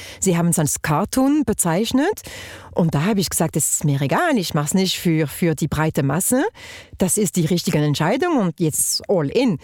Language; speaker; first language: German; non-native, fluent; French